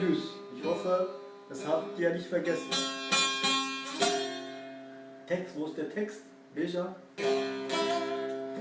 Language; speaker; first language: German; non-native, fluent; Kurdish